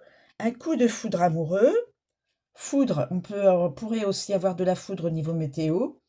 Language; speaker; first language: French; native; French